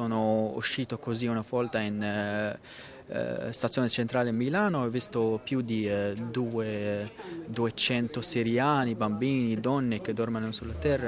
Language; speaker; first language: Italian; non-native, learner; Arabic